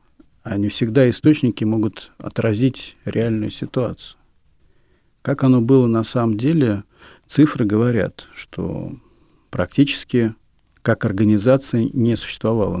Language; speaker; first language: Russian; native; Russian